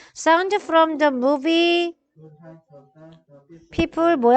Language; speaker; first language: English; non-native, fluent; Korean